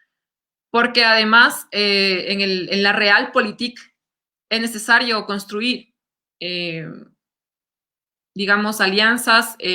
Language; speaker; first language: Spanish; native; Spanish